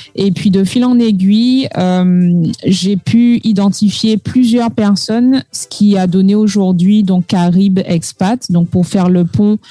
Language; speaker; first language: French; native; French